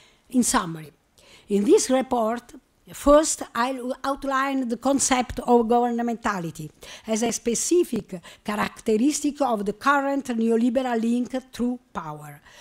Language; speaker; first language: English; non-native, learner; Italian